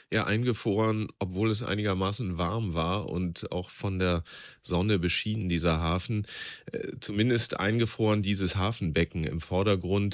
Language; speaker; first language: German; native; German